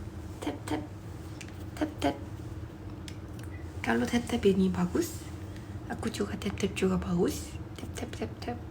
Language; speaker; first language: Indonesian; non-native, fluent; Korean